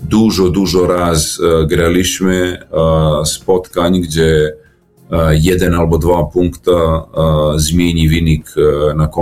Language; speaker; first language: Polish; non-native, fluent; Serbian